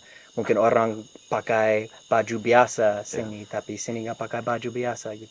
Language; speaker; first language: Indonesian; non-native, learner; English